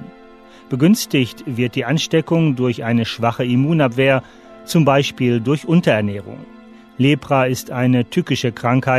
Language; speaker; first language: German; native; German